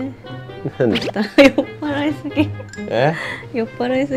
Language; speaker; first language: Japanese; native; Japanese